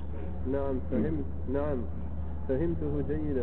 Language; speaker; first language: Arabic; non-native, learner; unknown